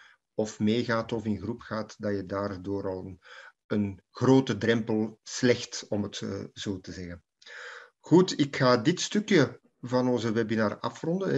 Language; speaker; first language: Dutch; native; Dutch